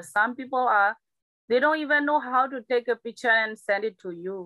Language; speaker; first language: English; non-native, learner; Burmese